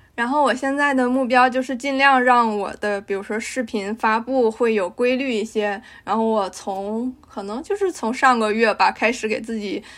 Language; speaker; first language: Chinese; native; Chinese